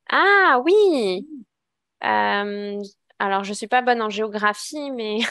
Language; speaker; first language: French; native; French